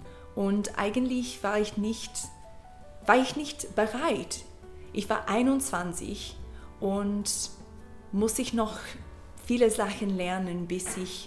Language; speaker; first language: German; non-native, learner; English